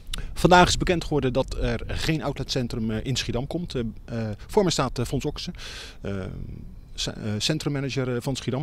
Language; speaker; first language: Dutch; native; Dutch